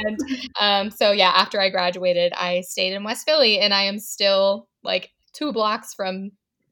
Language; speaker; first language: English; native; English